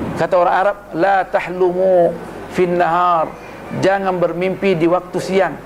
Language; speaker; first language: Malay; non-native, local second language; Buginese